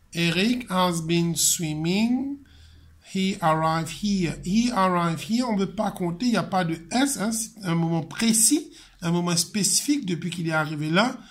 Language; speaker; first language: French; non-native, local second language; Morisyen